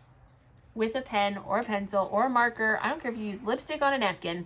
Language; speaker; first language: English; native; English